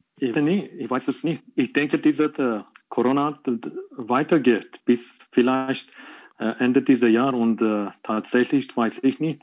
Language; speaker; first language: German; non-native, learner; Persian